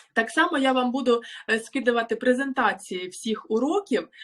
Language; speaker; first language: Ukrainian; non-native, local second language; Russian